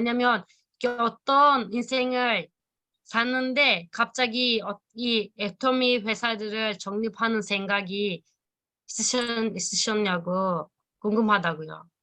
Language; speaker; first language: Korean; non-native, learner; Turkish